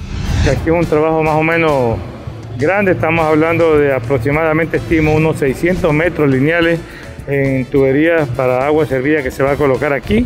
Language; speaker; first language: Spanish; native; Spanish